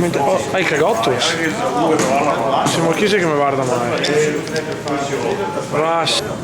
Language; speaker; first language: Italian; native; Italian